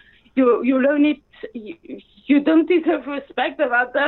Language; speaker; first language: English; non-native, fluent; French